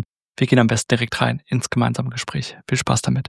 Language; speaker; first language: German; native; German